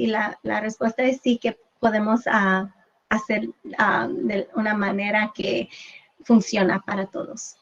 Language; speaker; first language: Spanish; early bilingual, heritage; English